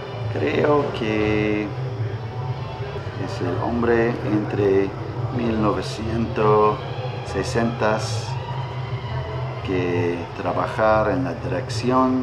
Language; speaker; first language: Spanish; non-native, learner; English